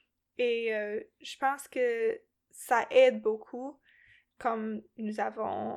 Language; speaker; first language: French; non-native, local second language; English